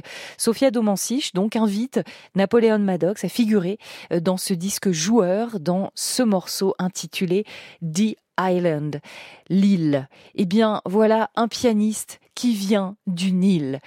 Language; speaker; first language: French; native; French